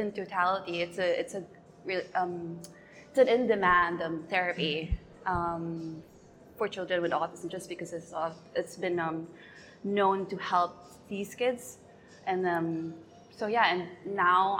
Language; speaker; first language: English; non-native, local second language; Filipino